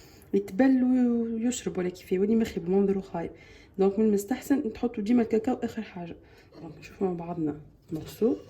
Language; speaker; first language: Arabic; native; Arabic